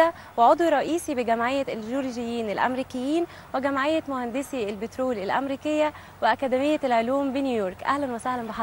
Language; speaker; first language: Arabic; native; Arabic